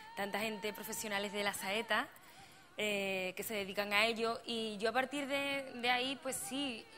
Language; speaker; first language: Spanish; native; Spanish